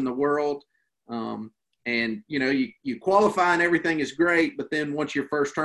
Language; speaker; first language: English; native; English